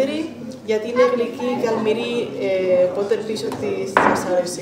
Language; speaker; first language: Greek; non-native, fluent; Spanish